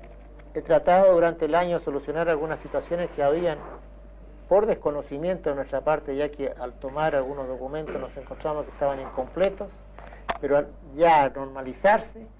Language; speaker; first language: Spanish; native; Spanish